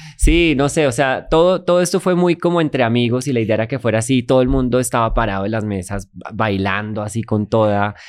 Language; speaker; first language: Spanish; native; Spanish